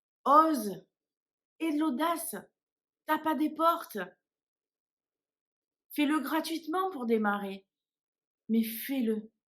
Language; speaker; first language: French; native; French